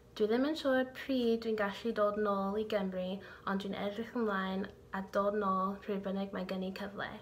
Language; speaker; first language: Welsh; non-native, learner; English